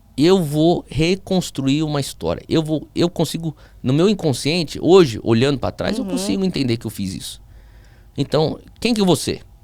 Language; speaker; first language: Portuguese; early bilingual, heritage; Portuguese